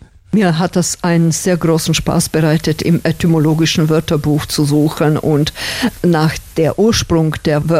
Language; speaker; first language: German; non-native, fluent; Slovak